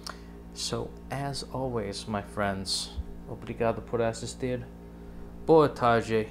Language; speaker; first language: Portuguese; non-native, learner; English